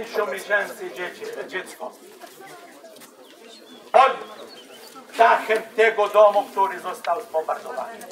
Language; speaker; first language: Polish; non-native, fluent; Arabic